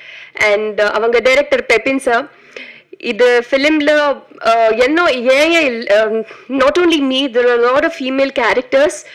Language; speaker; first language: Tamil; non-native, learner; Telugu